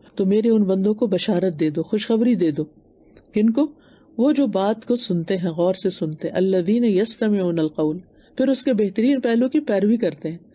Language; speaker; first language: Urdu; native; Urdu